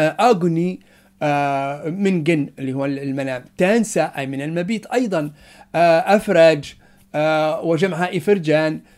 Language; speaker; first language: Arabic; non-native, local second language; Berber languages